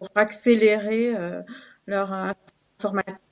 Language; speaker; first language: French; native; French